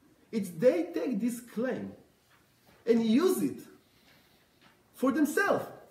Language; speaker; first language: English; non-native, fluent; Hebrew